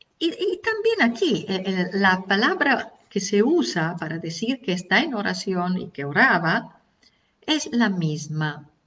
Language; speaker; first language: Spanish; non-native, fluent; Italian